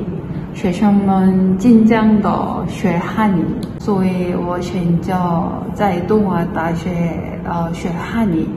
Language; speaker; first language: Chinese; non-native, learner; Korean